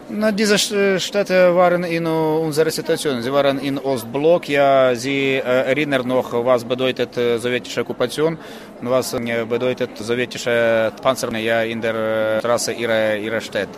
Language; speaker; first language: German; non-native, learner; Ukrainian